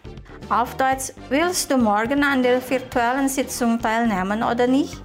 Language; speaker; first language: German; non-native, fluent; Indonesian